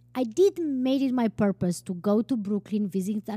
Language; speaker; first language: English; non-native, fluent; Romanian